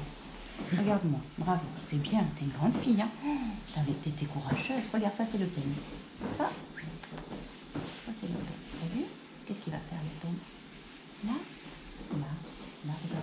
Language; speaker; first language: French; native; French